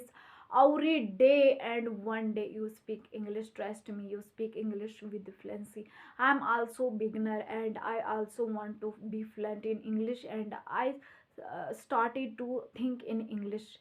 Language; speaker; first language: English; non-native, learner; Hindi